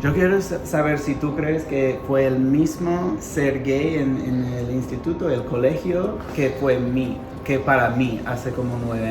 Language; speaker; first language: Spanish; non-native, fluent; English